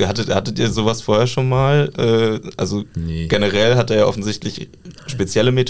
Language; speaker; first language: German; native; German